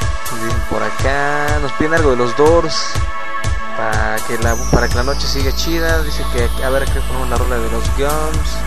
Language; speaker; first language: Spanish; native; Spanish